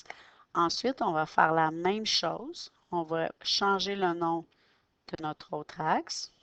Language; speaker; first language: French; native; French